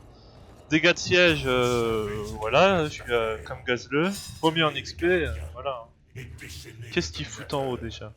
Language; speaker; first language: French; native; French